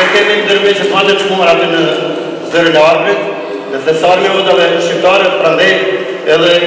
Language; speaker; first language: Albanian; native; Albanian